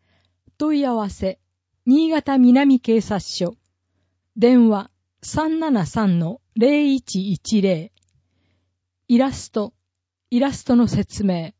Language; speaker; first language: Japanese; native; Japanese